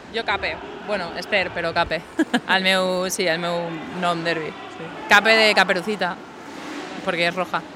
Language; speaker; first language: Catalan; non-native, local second language; Spanish